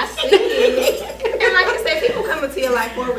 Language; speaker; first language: English; native; English